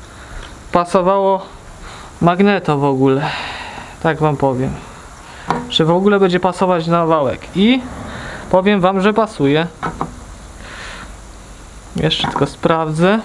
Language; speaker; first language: Polish; native; Polish